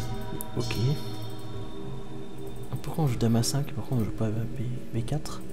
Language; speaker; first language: French; native; French